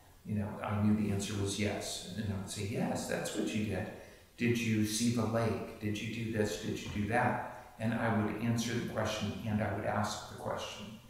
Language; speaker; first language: English; native; English